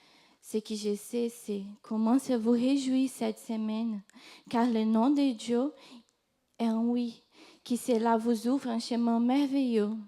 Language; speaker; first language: French; non-native, fluent; Portuguese